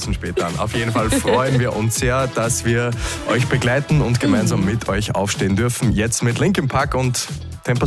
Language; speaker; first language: German; native; German